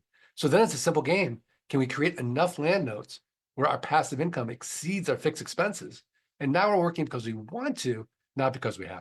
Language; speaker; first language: English; native; English